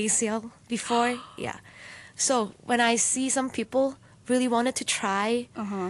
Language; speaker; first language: English; non-native, local second language; Cantonese